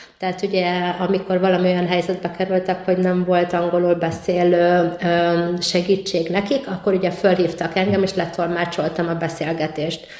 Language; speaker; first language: Hungarian; native; Hungarian